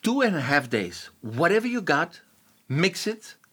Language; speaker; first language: English; non-native, fluent; Dutch